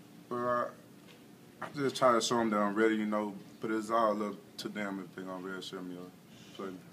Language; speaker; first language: English; native; English